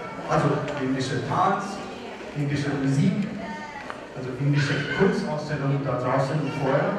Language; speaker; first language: German; non-native, fluent; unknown